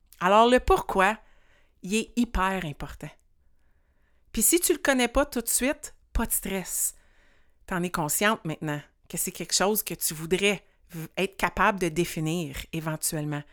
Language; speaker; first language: French; native; French